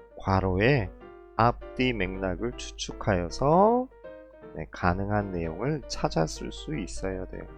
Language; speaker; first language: Korean; native; Korean